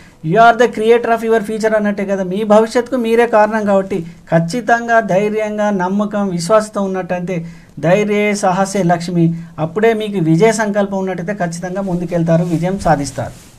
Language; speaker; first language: Telugu; native; Telugu